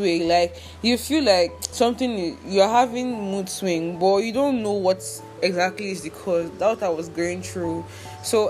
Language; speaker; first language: English; non-native, local second language; Igbo